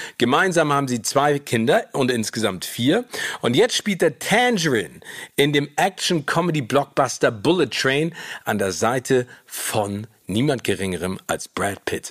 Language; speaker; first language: German; native; German